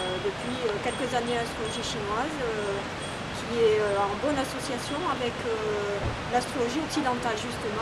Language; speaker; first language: French; native; French